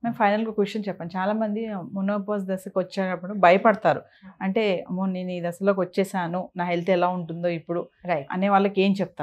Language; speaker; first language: Telugu; native; Telugu